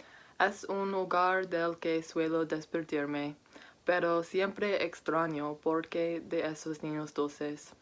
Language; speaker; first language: Spanish; non-native, learner; English